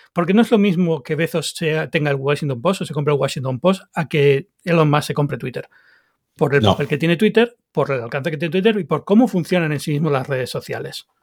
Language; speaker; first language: Spanish; native; Spanish